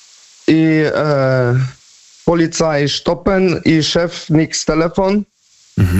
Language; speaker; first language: German; non-native, learner; Polish